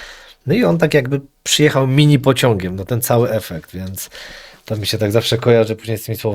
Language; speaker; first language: Polish; native; Polish